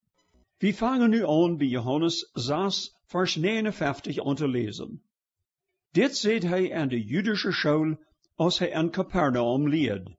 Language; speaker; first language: German; early bilingual, heritage; Plautdietsch